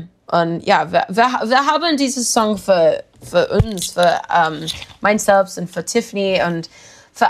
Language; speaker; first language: German; non-native, learner; English